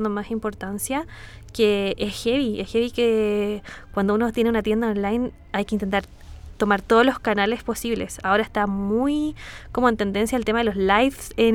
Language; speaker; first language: Spanish; native; Spanish